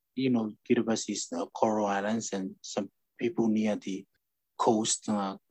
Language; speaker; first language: English; non-native, fluent; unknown